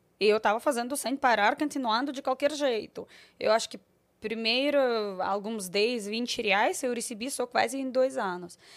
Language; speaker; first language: Portuguese; non-native, fluent; Russian